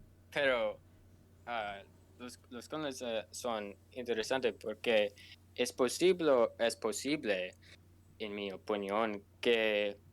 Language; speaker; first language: Spanish; non-native, learner; English